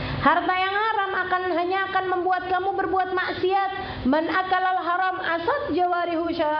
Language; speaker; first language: Indonesian; native; Indonesian